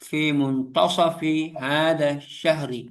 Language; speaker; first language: Arabic; non-native, learner; Indonesian